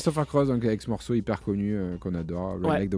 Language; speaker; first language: French; native; French